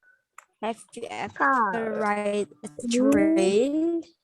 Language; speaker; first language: English; non-native, learner; Indonesian